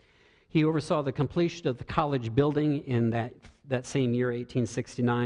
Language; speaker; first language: English; native; English